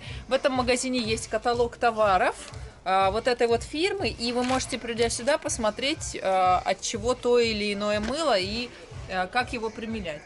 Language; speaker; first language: Russian; native; Russian